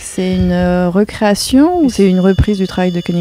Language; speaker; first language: French; native; French